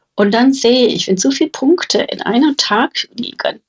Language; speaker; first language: German; non-native, fluent; English